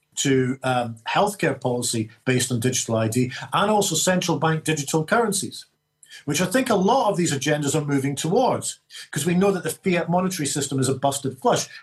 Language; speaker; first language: English; native; English